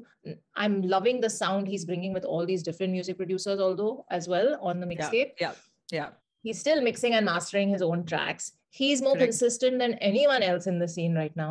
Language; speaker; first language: English; non-native, local second language; Hindi